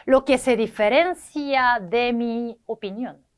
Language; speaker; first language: Spanish; non-native, fluent; Korean